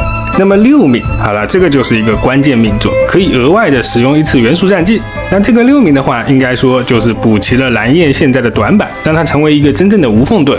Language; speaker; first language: Chinese; native; Chinese